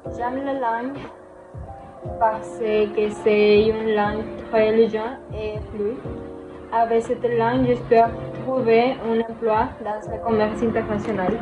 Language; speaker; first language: French; non-native, learner; Spanish